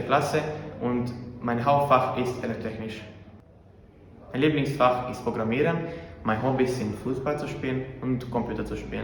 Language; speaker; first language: German; non-native, learner; Serbian